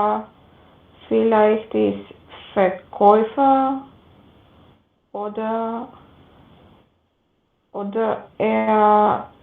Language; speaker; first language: German; non-native, learner; Macedonian